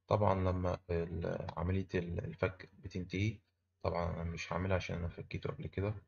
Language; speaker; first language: Arabic; native; Arabic